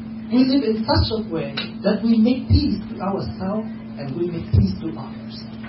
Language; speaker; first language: English; non-native, fluent; Vietnamese